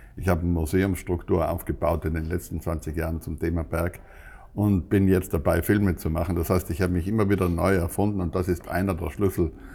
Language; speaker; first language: German; native; German